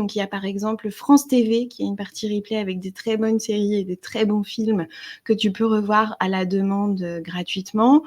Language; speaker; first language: French; native; French